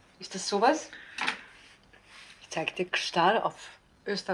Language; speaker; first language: German; native; German